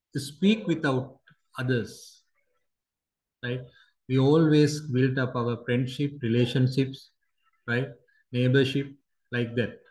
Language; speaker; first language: English; non-native, local second language; Sinhala